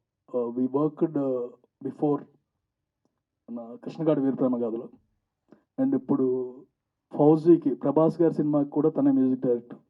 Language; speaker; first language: Telugu; native; Telugu